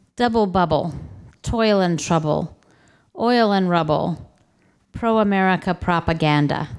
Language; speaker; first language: English; early bilingual, other home language; Spanish